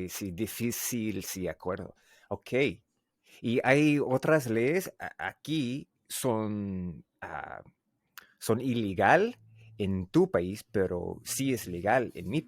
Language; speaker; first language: Spanish; non-native, learner; English